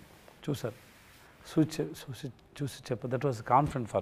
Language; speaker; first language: Telugu; non-native, learner; Tamil